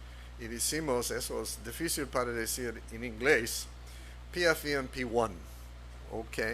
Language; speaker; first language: Spanish; non-native, fluent; English